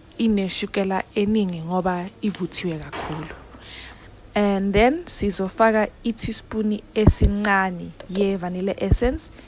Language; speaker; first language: Zulu; non-native, local second language; Southern Sotho